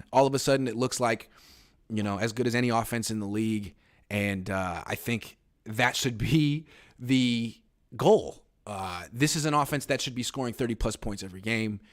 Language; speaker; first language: English; native; English